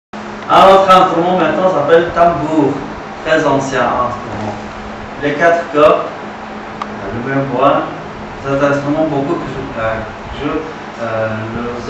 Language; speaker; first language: French; non-native, learner; Uzbek